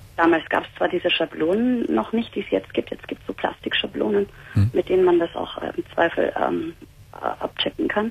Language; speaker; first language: German; native; German